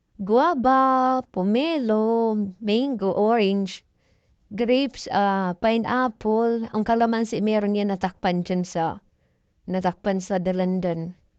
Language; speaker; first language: Filipino; non-native, local second language; Cebuano